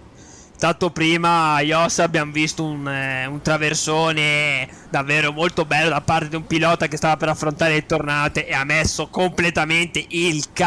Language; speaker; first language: Italian; native; Italian